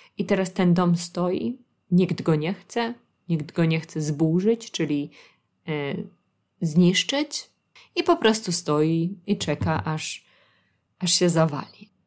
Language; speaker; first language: Polish; native; Polish